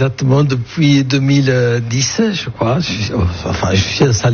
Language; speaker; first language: French; non-native, fluent; Italian